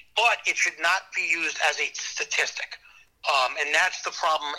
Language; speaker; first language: English; native; English